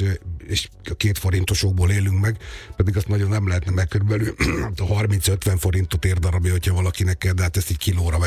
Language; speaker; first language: Hungarian; native; Hungarian